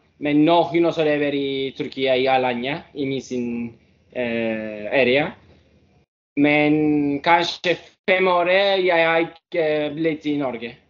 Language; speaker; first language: Norwegian; early bilingual, heritage; Norwegian